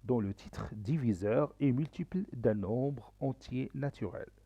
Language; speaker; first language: French; non-native, local second language; Arabic